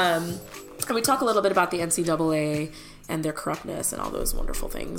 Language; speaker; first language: English; early bilingual, other home language; Malayalam